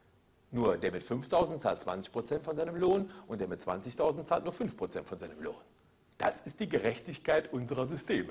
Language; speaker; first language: German; native; German